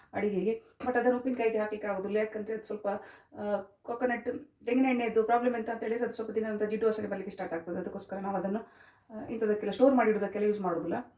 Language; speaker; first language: Kannada; non-native, local second language; Konkani